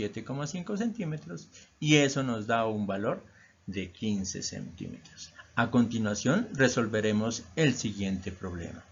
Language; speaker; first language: Spanish; native; Spanish